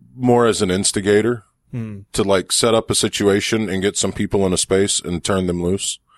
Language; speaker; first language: English; native; English